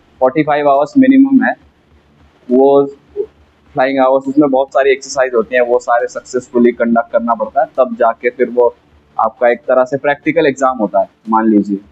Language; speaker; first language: Hindi; native; Hindi